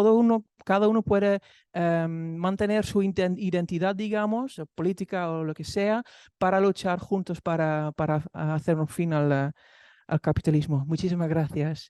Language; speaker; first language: Spanish; non-native, fluent; Dutch